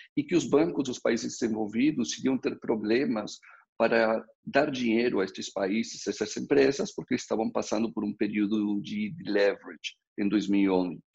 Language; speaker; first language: Portuguese; early bilingual, other home language; Spanish